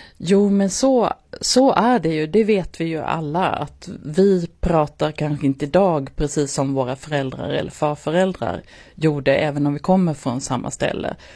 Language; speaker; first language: Swedish; native; Swedish